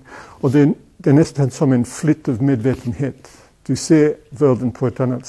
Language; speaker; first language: Swedish; non-native, fluent; English